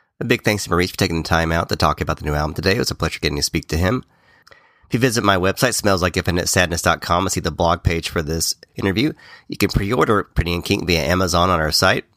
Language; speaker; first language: English; native; English